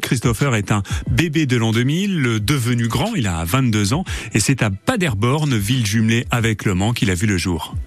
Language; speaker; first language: French; native; French